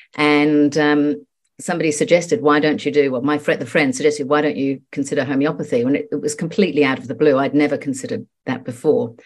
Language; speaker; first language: English; native; English